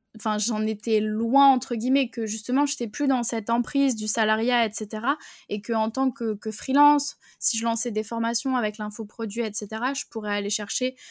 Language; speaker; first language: French; native; French